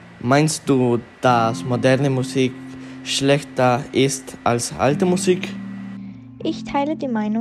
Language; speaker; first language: German; non-native, learner; Spanish